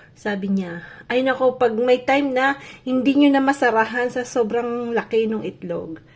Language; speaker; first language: Filipino; non-native, local second language; Bikol